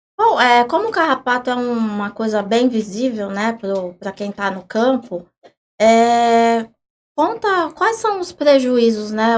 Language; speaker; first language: Portuguese; native; Portuguese